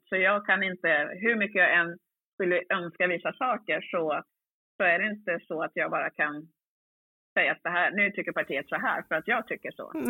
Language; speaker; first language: Swedish; early bilingual, other home language; Swahili